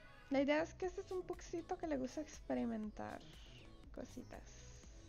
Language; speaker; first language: Spanish; native; Spanish